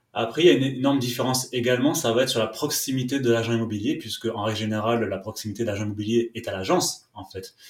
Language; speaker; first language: French; native; French